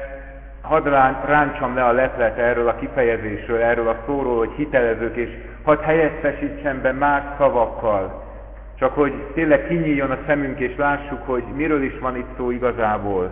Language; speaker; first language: Hungarian; native; Hungarian